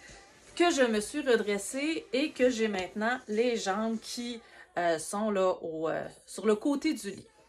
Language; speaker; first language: French; native; French